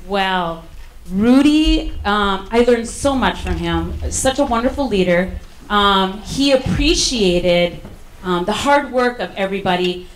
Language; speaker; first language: English; native; English